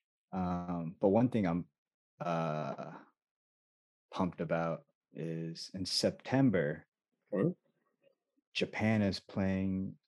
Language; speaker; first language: English; native; English